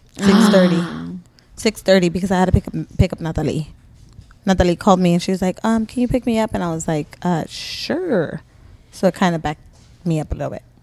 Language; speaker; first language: English; early bilingual, other home language; Spanish